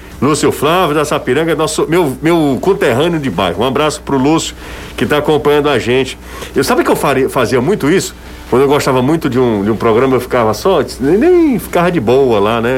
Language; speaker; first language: Portuguese; native; Portuguese